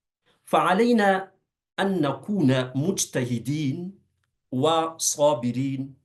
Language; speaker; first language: Arabic; non-native, fluent; Urdu